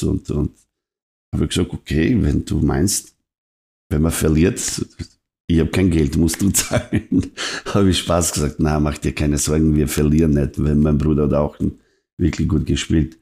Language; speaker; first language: German; non-native, fluent; Serbian